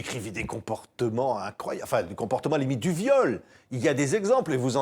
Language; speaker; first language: French; native; French